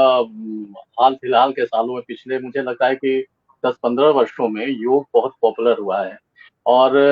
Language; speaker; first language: Hindi; native; Hindi